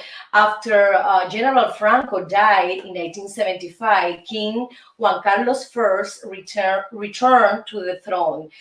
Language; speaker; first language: English; non-native, fluent; Spanish